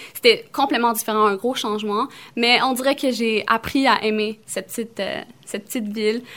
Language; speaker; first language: French; early bilingual, other home language; Arabic